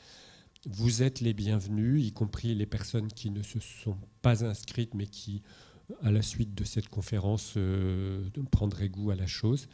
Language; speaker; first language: French; native; French